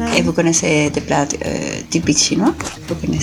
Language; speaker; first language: French; non-native, fluent; Spanish